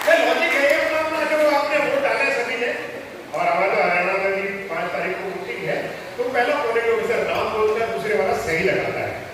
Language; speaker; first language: Hindi; non-native, local second language; Punjabi